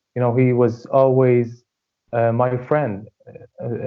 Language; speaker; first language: English; non-native, fluent; Arabic